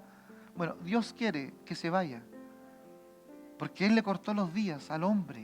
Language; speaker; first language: Spanish; native; Spanish